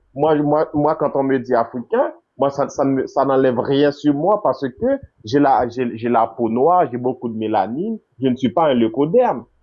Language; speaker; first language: French; non-native, local second language; Haitian Creole